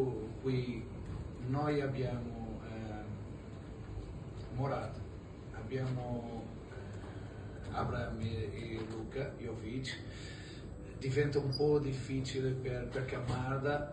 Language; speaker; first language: Italian; non-native, fluent; Portuguese